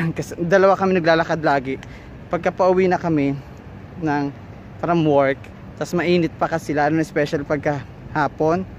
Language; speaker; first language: Filipino; native; Filipino